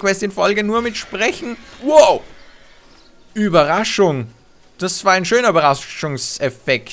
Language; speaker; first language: German; native; German